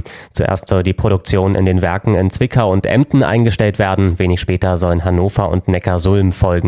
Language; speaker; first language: German; native; German